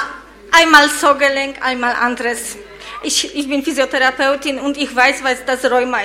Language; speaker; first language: German; non-native, learner; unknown